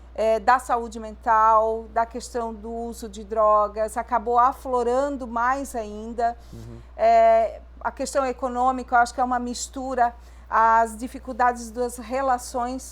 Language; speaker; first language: Portuguese; native; Portuguese